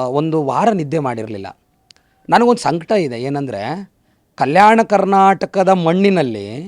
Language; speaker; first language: Kannada; native; Kannada